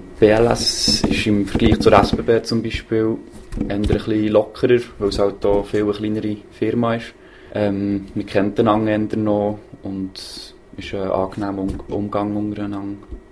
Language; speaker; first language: German; native; German